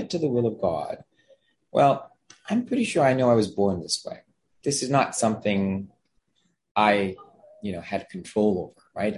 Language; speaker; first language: English; non-native, fluent; Gujarati